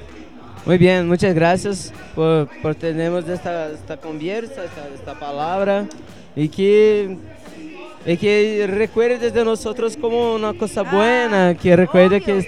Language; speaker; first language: Spanish; non-native, learner; Portuguese